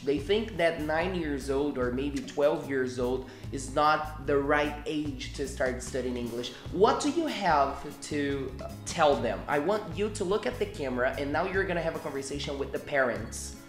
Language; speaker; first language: English; non-native, fluent; Portuguese